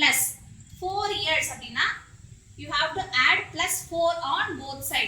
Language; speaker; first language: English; non-native, local second language; Tamil